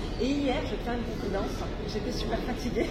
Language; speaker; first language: French; native; French